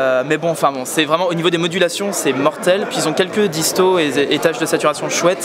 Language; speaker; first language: French; native; French